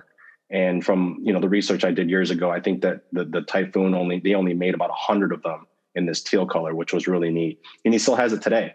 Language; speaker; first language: English; native; English